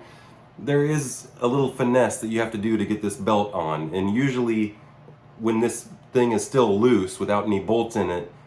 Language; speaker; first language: English; native; English